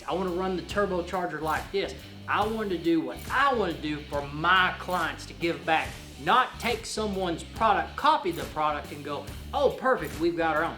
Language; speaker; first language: English; native; English